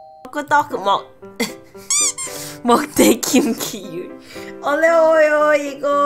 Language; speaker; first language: Korean; non-native, learner; Cantonese